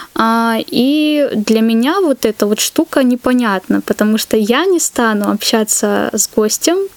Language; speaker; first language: Russian; native; Russian